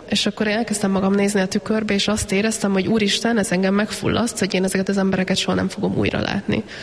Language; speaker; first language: Hungarian; native; Hungarian